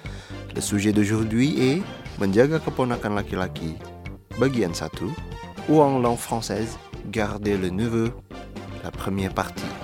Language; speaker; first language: French; non-native, fluent; Indonesian